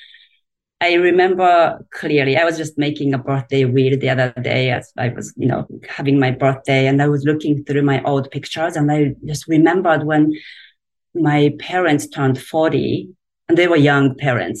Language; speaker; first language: English; non-native, fluent; Japanese